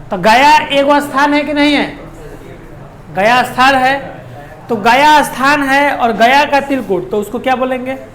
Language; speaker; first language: Hindi; non-native, local second language; Bhojpuri